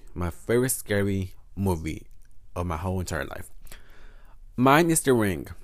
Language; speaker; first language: English; early bilingual, other home language; Spanish